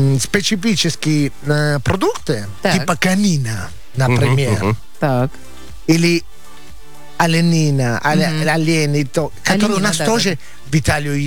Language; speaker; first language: Russian; non-native, fluent; Italian